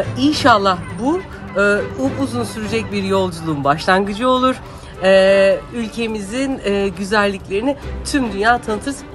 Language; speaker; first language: Turkish; native; Turkish